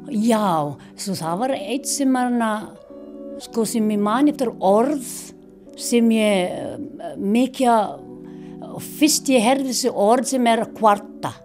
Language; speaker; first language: Icelandic; non-native, learner; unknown